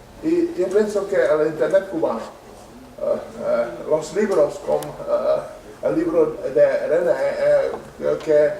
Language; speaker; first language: Spanish; non-native, learner; Czech